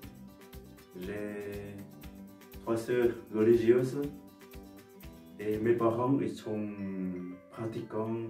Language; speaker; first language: French; non-native, fluent; Vietnamese